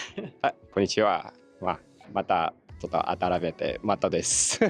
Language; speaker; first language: Japanese; non-native, learner; English